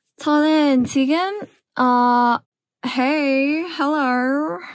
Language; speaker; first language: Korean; early bilingual, heritage; English